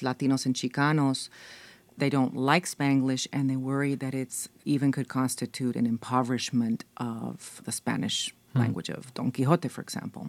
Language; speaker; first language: English; early bilingual, other home language; Spanish